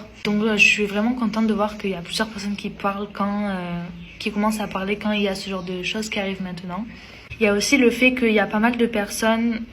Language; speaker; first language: French; early bilingual, other home language; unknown